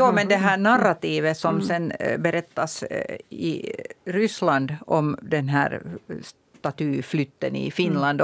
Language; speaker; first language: Swedish; native; Swedish